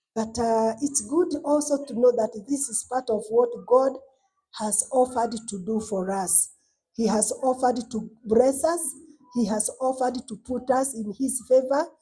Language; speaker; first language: English; non-native, local second language; Swahili